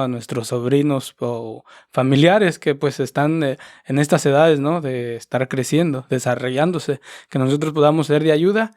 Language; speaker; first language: Spanish; native; Spanish